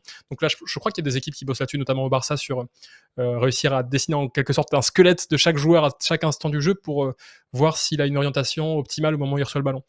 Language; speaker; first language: French; native; French